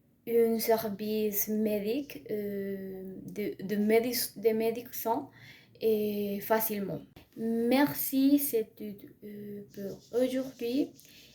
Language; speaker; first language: French; non-native, learner; Spanish